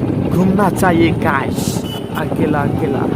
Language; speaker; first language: Hindi; non-native, local second language; Bodo